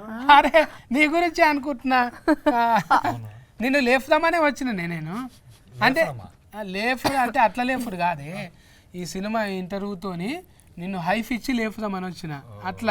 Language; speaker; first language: Telugu; native; Telugu